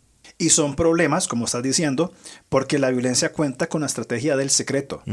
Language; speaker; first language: Spanish; native; Spanish